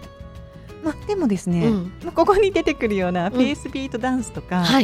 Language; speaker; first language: Japanese; native; Japanese